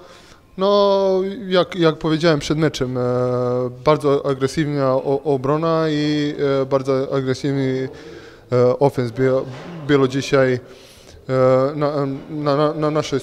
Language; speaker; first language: Polish; non-native, fluent; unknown